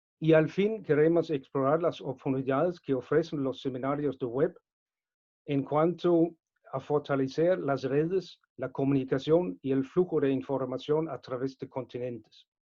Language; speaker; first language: Spanish; non-native, fluent; Danish